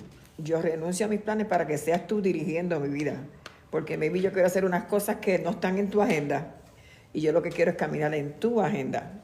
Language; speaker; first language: Spanish; native; Spanish